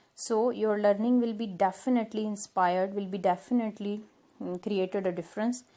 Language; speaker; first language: English; non-native, local second language; Urdu